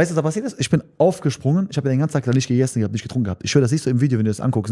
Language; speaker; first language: German; early bilingual, other home language; Chechen